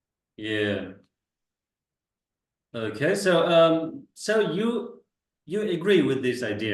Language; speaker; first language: English; non-native, fluent; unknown